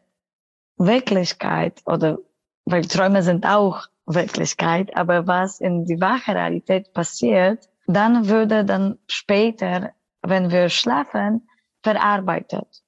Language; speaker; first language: German; non-native, fluent; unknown